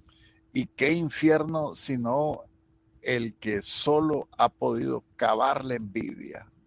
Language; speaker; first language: Spanish; native; Spanish